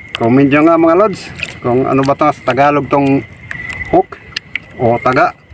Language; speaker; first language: Filipino; non-native, local second language; Cebuano